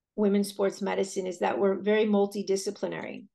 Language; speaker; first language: English; native; English